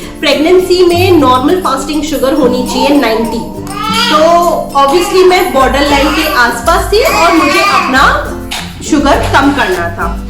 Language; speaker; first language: Hindi; non-native, local second language; Gujarati